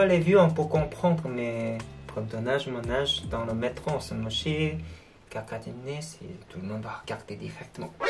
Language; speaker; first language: French; non-native, learner; Korean